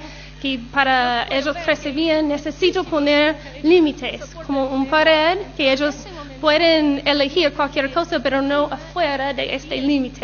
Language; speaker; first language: Spanish; non-native, learner; English